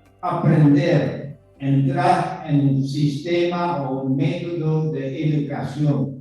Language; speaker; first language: Spanish; non-native, fluent; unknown